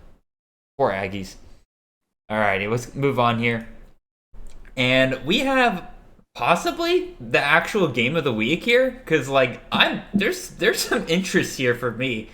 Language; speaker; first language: English; native; English